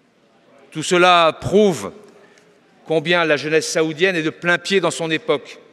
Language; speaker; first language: French; native; French